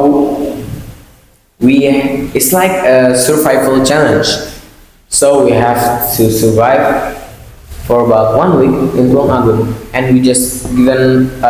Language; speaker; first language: English; non-native, learner; Indonesian